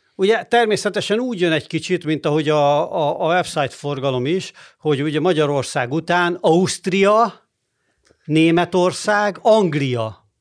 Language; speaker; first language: Hungarian; native; Hungarian